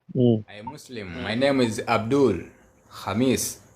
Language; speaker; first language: English; non-native, learner; Swahili